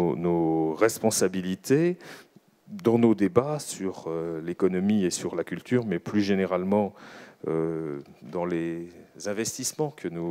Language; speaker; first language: French; native; French